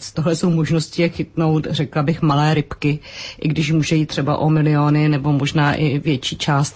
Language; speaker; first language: Czech; native; Czech